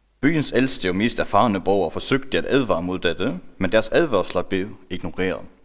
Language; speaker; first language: Danish; non-native, local second language; Faroese